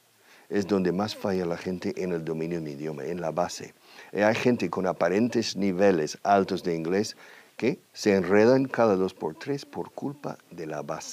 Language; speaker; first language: Spanish; non-native, fluent; English